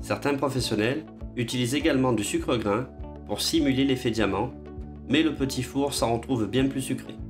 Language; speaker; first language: French; native; French